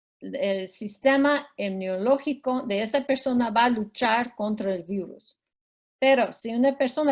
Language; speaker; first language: Spanish; non-native, fluent; English